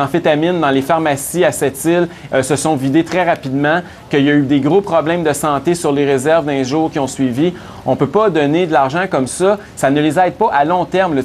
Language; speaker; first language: French; native; French